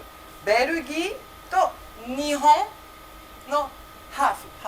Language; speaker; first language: Japanese; early bilingual, heritage; Japanese